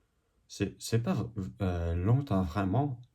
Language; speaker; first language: French; non-native, learner; English